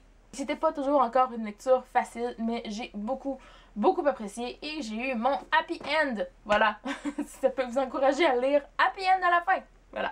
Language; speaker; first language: French; native; French